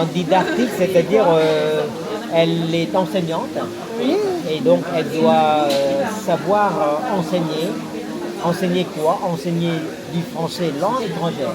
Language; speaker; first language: French; non-native, fluent; Thai